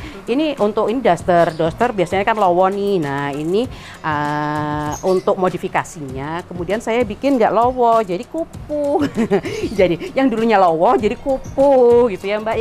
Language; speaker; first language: Indonesian; native; Indonesian